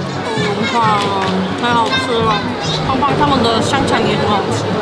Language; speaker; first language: Chinese; non-native, fluent; Korean